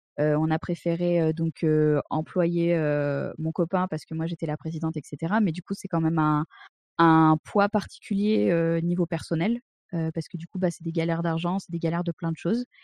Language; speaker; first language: French; native; French